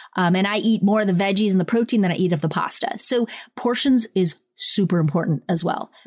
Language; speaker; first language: English; early bilingual, other home language; Italian